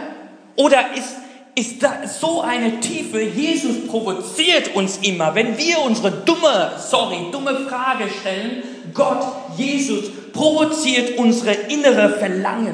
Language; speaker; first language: German; non-native, fluent; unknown